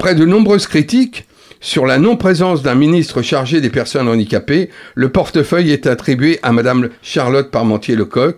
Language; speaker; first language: French; native; French